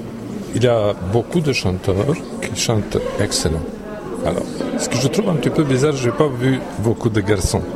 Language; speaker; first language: French; non-native, fluent; Serbian